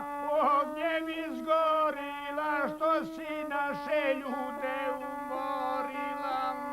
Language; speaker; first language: Bosnian; native; Bosnian